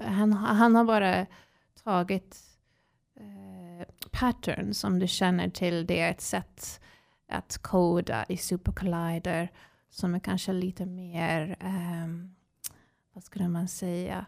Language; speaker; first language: Swedish; non-native, fluent; English